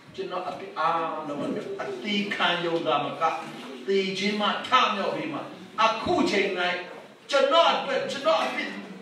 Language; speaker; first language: Burmese; non-native, local second language; Tedim Chin